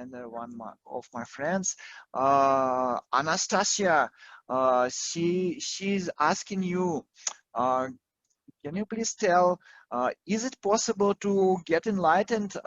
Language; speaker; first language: English; non-native, fluent; Russian